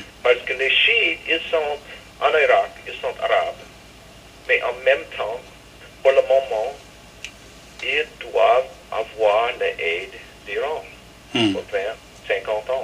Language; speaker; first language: French; non-native, fluent; English